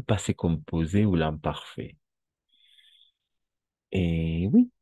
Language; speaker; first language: French; non-native, fluent; Spanish